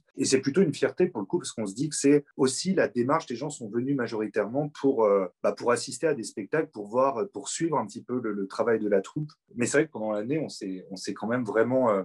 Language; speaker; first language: French; native; French